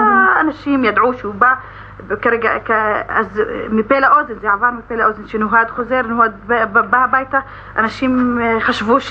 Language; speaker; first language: Hebrew; non-native, local second language; Arabic